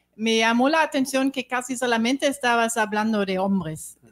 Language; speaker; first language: Spanish; non-native, fluent; German